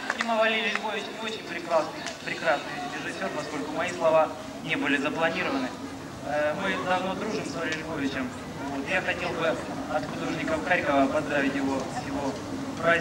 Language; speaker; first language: Russian; native; Russian